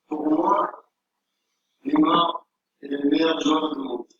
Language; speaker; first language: French; non-native, learner; Arabic